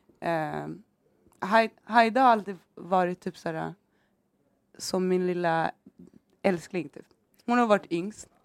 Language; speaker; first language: Swedish; early bilingual, other home language; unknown